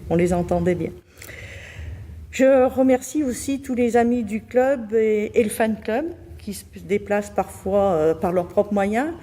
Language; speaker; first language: French; native; French